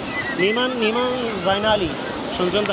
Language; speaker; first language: Chinese; non-native, learner; Central Kurdish